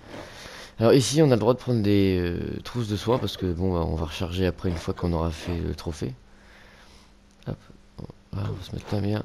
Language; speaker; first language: French; native; French